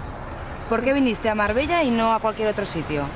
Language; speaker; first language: Spanish; native; Spanish